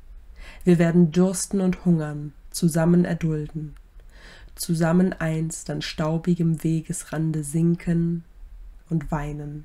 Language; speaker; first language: German; native; German